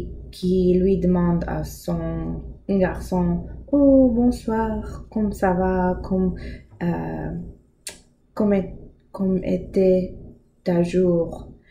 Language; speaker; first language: French; non-native, learner; English